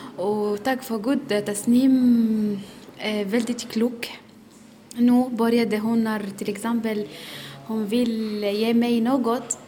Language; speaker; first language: Swedish; non-native, learner; Arabic